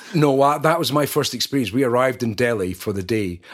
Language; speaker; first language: English; native; English